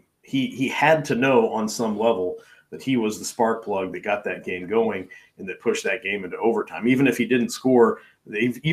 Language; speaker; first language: English; native; English